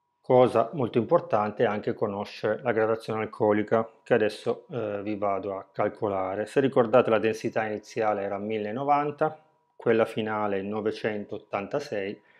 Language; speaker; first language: Italian; native; Italian